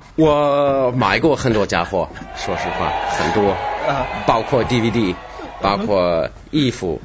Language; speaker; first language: Chinese; non-native, fluent; English